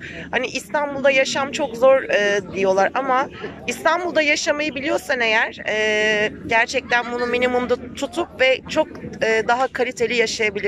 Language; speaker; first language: Turkish; native; Turkish